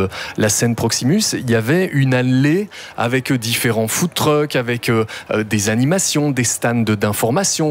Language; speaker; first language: French; native; French